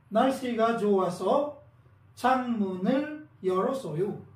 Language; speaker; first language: Korean; non-native, learner; Filipino